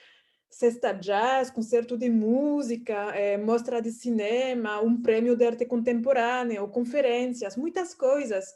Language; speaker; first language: Portuguese; non-native, fluent; French